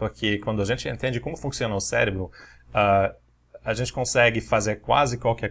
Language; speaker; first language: Portuguese; non-native, fluent; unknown